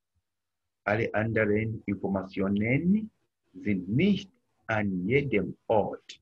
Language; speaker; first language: German; non-native, fluent; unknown